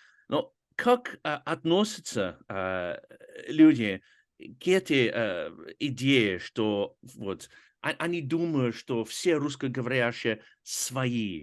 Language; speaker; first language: Russian; non-native, fluent; English